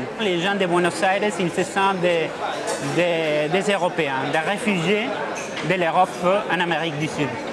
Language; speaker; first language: French; non-native, fluent; Spanish